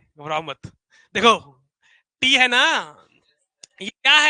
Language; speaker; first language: Hindi; native; Hindi